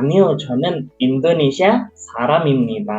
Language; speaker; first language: Korean; non-native, learner; Indonesian